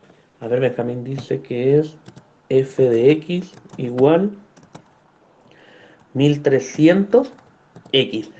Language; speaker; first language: Spanish; native; Spanish